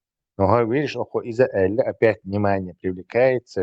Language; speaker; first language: Russian; non-native, local second language; Chechen